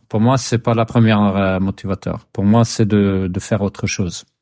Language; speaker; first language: French; non-native, fluent; Swedish